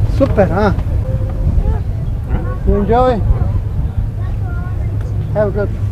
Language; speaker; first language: English; non-native, learner; Croatian